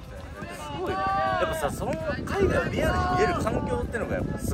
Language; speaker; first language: Japanese; native; Japanese